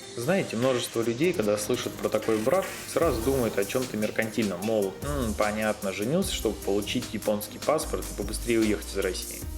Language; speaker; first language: Russian; native; Russian